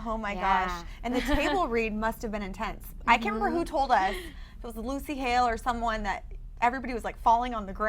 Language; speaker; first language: English; native; English